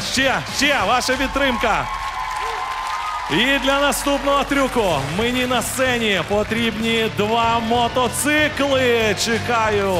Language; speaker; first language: Ukrainian; native; Ukrainian